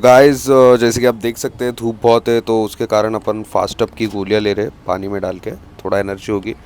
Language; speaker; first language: Hindi; non-native, local second language; Marathi